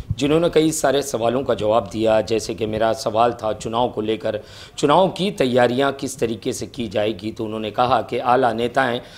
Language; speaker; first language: Hindi; non-native, local second language; Marathi